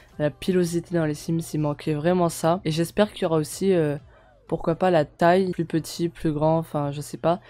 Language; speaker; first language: French; native; French